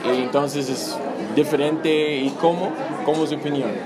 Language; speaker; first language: Spanish; non-native, learner; English